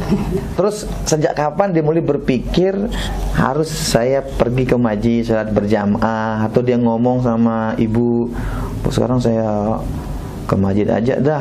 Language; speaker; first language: Indonesian; non-native, local second language; Sasak